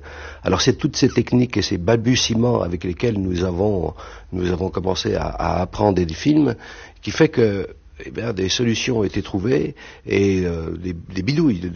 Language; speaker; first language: French; native; French